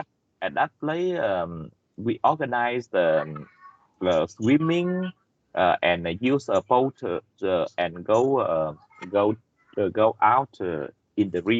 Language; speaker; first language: English; non-native, learner; Vietnamese